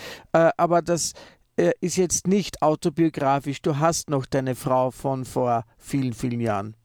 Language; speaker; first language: German; native; German